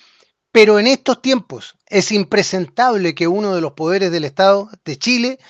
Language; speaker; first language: Spanish; native; Spanish